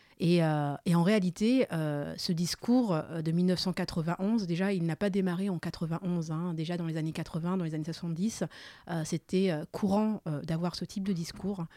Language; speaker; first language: French; early bilingual, other home language; Malagasy